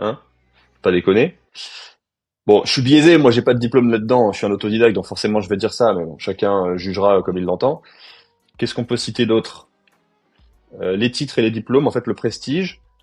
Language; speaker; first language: French; native; French